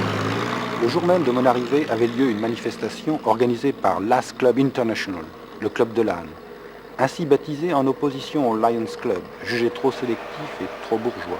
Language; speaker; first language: French; native; French